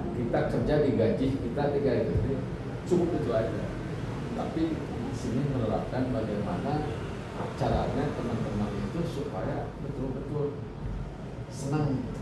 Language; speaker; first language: Indonesian; non-native, local second language; Sundanese